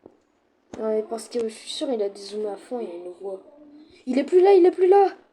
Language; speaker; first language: French; native; French